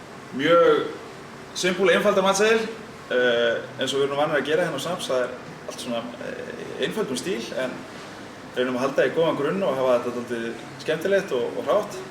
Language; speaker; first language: Icelandic; native; Icelandic